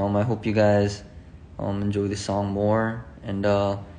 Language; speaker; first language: English; early bilingual, other home language; Korean